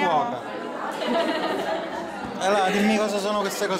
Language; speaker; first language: Italian; native; Italian